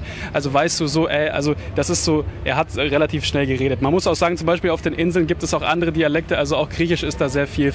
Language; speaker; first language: German; native; German